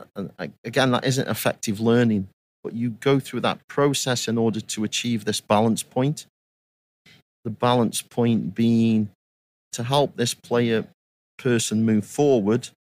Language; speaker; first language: English; native; English